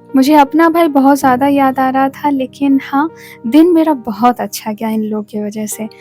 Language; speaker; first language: Hindi; non-native, local second language; Bangla